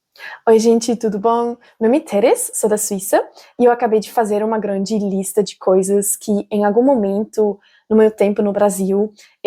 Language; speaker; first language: Portuguese; non-native, fluent; German